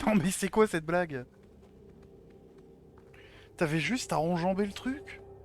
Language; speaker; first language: French; native; French